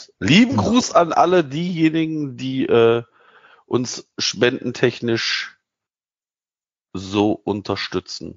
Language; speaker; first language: German; native; German